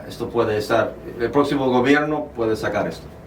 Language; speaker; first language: Spanish; early bilingual, heritage; Spanish